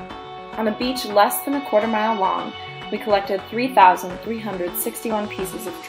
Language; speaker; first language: English; native; English